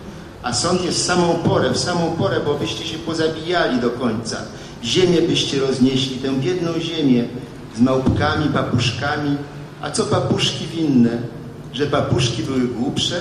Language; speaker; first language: Polish; native; Polish